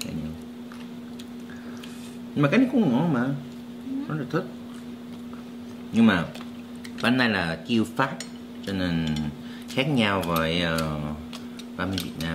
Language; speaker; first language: Vietnamese; non-native, learner; Korean